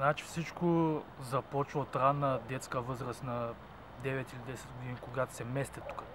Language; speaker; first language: Bulgarian; native; Bulgarian